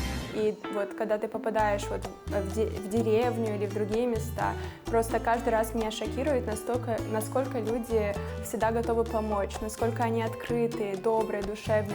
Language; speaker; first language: Russian; non-native, fluent; English